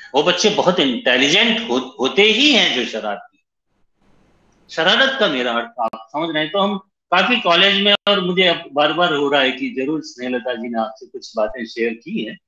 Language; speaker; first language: Hindi; native; Hindi